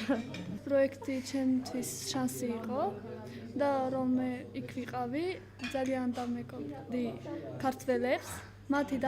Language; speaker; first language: Georgian; non-native, local second language; Armenian